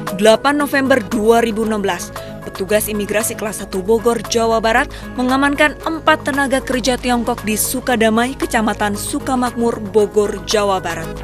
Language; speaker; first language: Indonesian; native; Indonesian